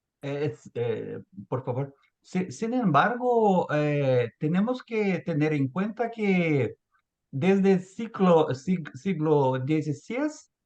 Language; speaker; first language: Spanish; non-native, fluent; Portuguese